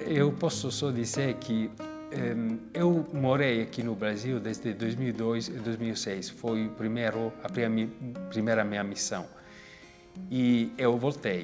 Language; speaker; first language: Portuguese; non-native, fluent; Italian